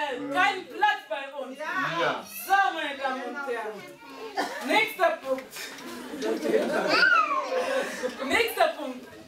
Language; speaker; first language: German; early bilingual, heritage; German